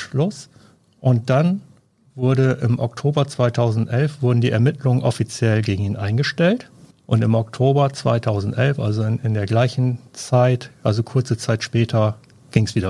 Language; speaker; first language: German; native; German